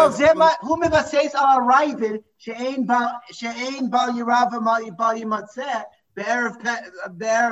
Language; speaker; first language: Hebrew; non-native, fluent; English